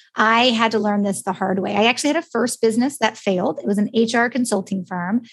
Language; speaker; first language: English; native; English